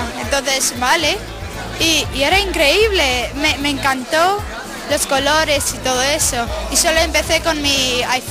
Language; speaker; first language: Spanish; early bilingual, other home language; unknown